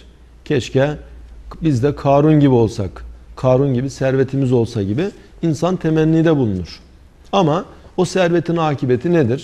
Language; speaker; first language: Turkish; native; Turkish